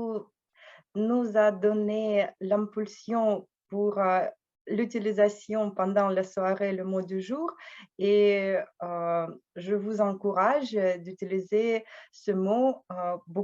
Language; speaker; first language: French; non-native, fluent; Russian